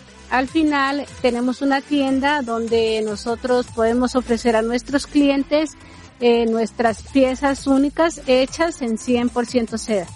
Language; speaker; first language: Spanish; native; Spanish